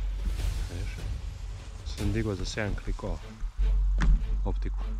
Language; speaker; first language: Serbian; native; Serbian